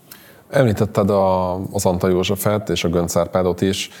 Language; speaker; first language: Hungarian; native; Hungarian